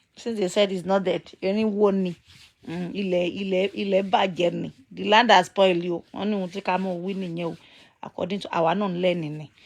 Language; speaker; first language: English; non-native, local second language; Yoruba